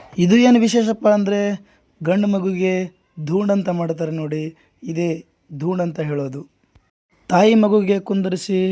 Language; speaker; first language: Kannada; non-native, local second language; Lambadi